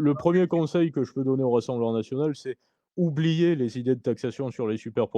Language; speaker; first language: French; native; French